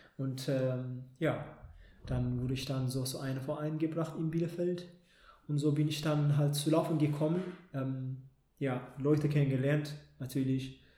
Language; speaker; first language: German; non-native, fluent; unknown